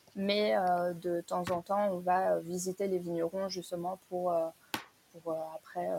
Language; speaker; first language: French; native; French